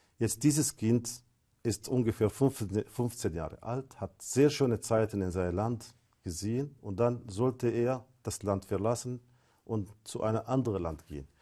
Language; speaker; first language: German; non-native, fluent; Arabic